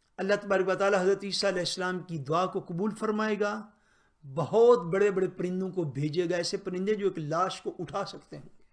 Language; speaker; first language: Urdu; non-native, local second language; Punjabi